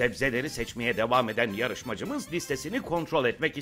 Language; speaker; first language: Turkish; native; Turkish